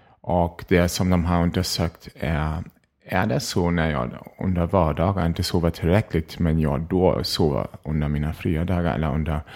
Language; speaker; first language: Swedish; non-native, fluent; German